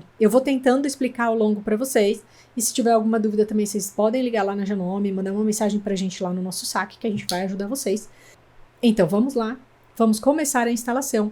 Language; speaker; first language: Portuguese; native; Portuguese